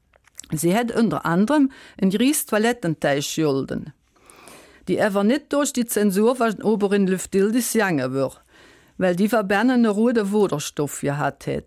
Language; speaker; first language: German; native; German